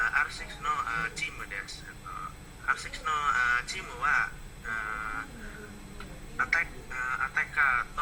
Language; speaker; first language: Japanese; non-native, learner; Indonesian